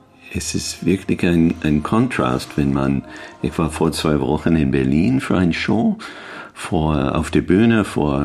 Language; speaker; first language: German; non-native, learner; English